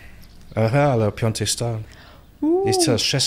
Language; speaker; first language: Polish; early bilingual, heritage; Polish